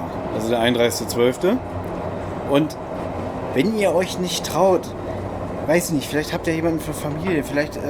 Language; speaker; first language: German; native; German